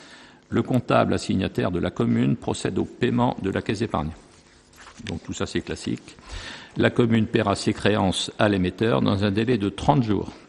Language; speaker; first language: French; native; French